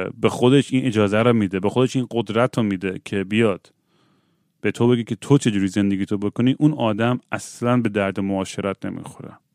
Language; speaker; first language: Persian; native; Persian